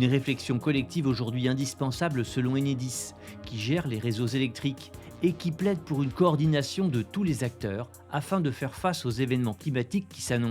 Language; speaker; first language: French; native; French